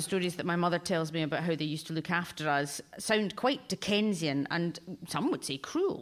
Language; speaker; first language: English; native; English